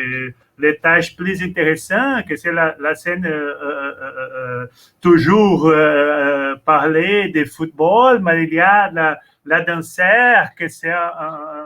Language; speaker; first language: French; non-native, learner; Portuguese